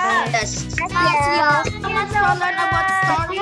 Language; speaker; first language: English; non-native, local second language; Indonesian